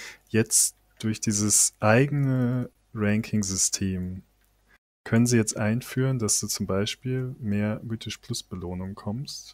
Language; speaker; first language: German; native; German